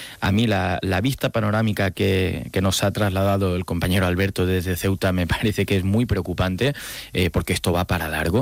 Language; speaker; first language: Spanish; native; Spanish